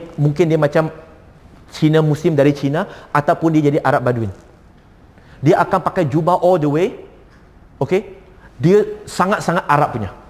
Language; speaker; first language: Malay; non-native, local second language; Cantonese